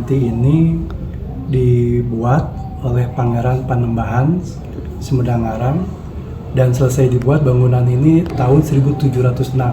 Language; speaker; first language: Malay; non-native, local second language; Sundanese